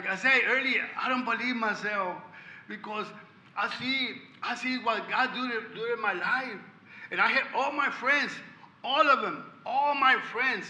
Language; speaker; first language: English; non-native, learner; Spanish